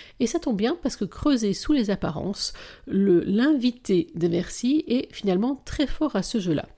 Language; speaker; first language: French; native; French